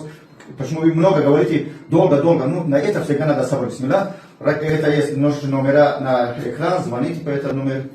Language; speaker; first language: Russian; non-native, learner; Tajik